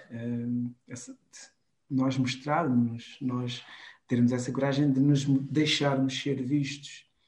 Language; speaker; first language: Portuguese; non-native, local second language; Kabuverdianu